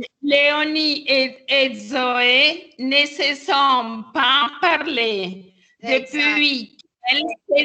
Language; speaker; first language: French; non-native, learner; Italian